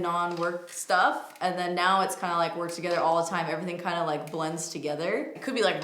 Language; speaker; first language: English; native; English